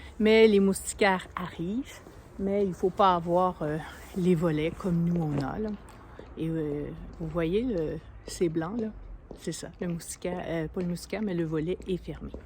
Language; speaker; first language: French; native; French